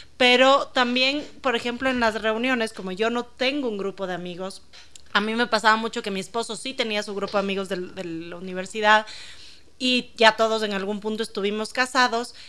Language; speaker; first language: Spanish; native; Spanish